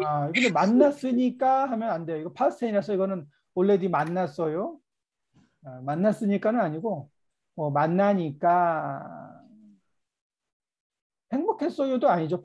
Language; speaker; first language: Korean; native; Korean